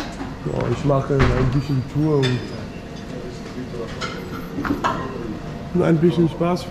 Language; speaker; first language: German; non-native, learner; Danish